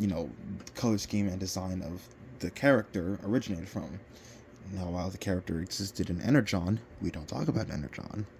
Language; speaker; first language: English; native; English